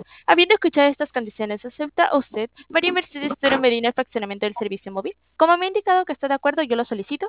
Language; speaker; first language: Spanish; native; Spanish